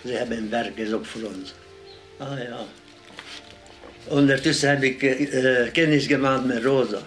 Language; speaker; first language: Dutch; non-native, learner; Hungarian